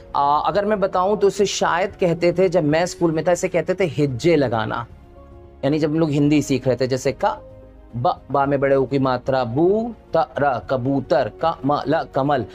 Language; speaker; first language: Hindi; native; Hindi